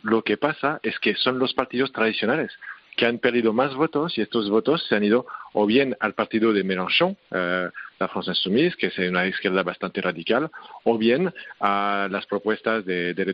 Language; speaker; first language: Spanish; non-native, fluent; French